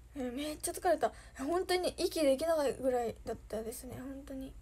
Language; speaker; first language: Japanese; native; Japanese